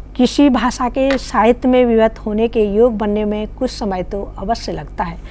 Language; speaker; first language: Hindi; native; Hindi